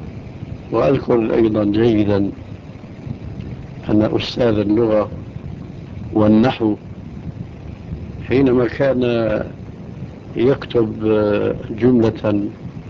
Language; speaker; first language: Arabic; native; Arabic